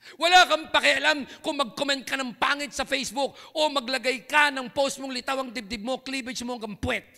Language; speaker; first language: Filipino; native; Filipino